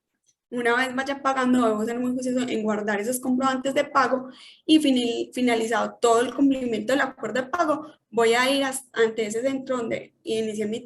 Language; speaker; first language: Spanish; native; Spanish